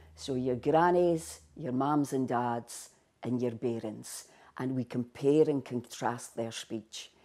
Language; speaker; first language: English; native; English